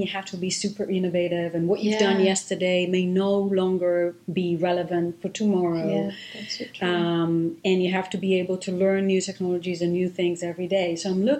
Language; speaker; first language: English; non-native, fluent; Hebrew